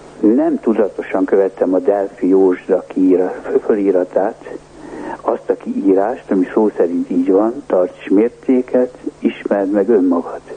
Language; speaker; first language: Hungarian; native; Hungarian